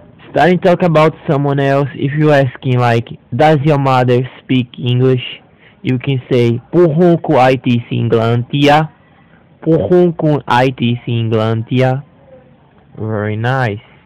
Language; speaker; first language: English; non-native, learner; Portuguese